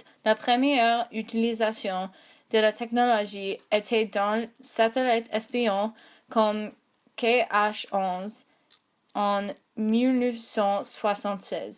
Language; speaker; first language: French; non-native, learner; English